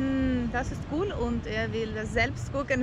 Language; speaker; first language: German; non-native, learner; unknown